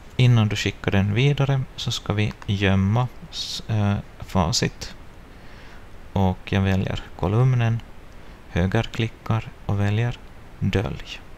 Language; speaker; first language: Swedish; native; Swedish